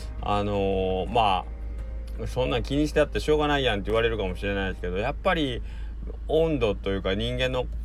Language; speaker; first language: Japanese; native; Japanese